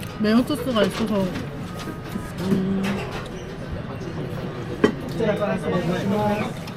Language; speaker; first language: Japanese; non-native, learner; Korean